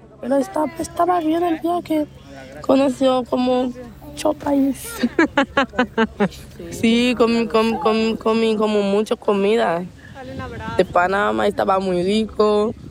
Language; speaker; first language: Spanish; non-native, learner; Haitian Creole